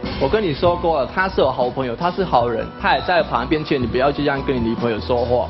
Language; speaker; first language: Chinese; non-native, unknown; Khmer